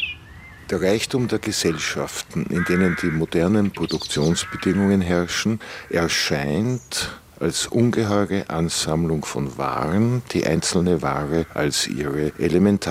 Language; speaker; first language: German; native; German